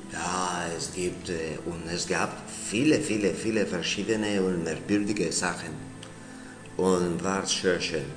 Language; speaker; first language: German; non-native, learner; Spanish